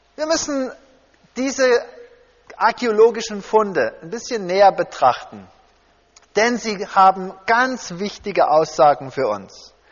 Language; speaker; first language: German; early bilingual, heritage; German